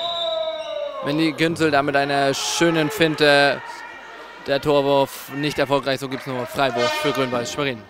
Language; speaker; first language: German; native; German